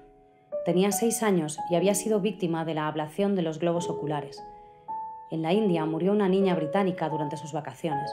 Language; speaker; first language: Spanish; native; Spanish